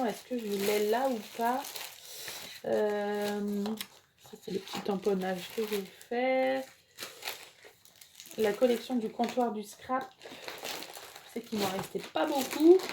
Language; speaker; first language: French; native; French